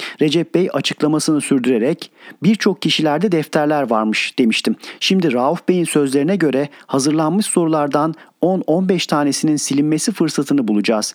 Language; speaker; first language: Turkish; native; Turkish